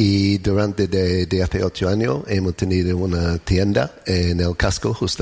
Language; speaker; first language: Spanish; non-native, learner; English